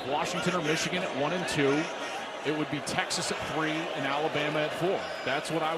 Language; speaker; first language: English; native; English